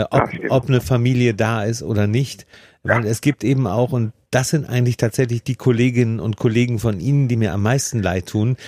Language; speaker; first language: German; native; German